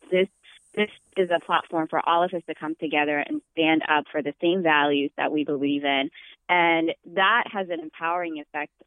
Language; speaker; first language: English; non-native, fluent; Amharic